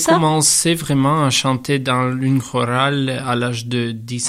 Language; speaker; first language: French; non-native, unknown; Russian